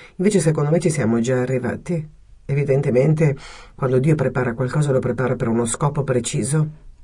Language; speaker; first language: Italian; native; Italian